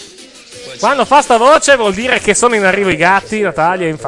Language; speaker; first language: Italian; native; Italian